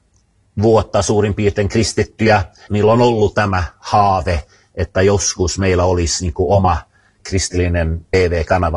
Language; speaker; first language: Finnish; non-native, fluent; Swedish